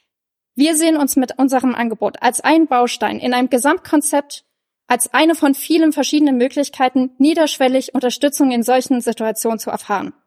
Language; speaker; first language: German; native; German